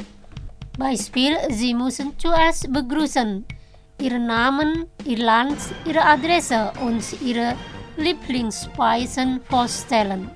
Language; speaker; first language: German; non-native, fluent; Indonesian